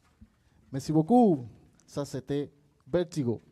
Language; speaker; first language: French; non-native, learner; Spanish